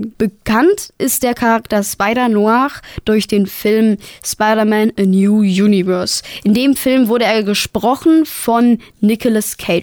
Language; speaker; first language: German; native; German